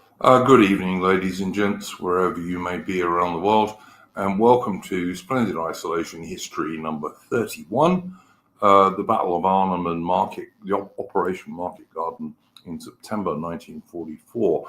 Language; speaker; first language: English; native; English